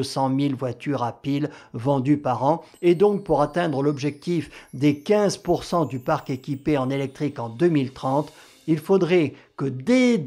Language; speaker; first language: French; native; French